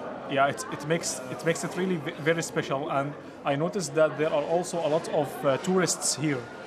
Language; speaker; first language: English; non-native, fluent; Adyghe